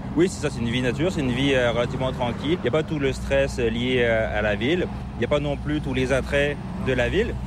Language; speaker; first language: French; native; French